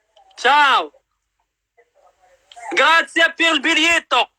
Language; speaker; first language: Italian; non-native, learner; Arabic